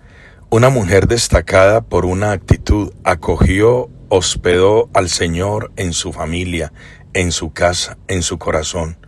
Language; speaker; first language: Spanish; native; Spanish